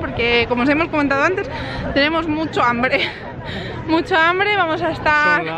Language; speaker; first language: Spanish; native; Spanish